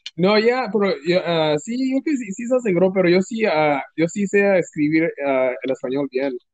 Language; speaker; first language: Spanish; early bilingual, heritage; Spanish